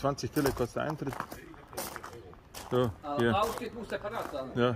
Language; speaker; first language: German; early bilingual, other home language; Bosnian